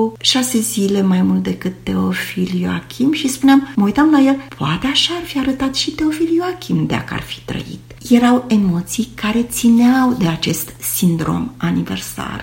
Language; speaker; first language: Romanian; native; Romanian